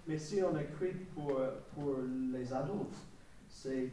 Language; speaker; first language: French; non-native, learner; English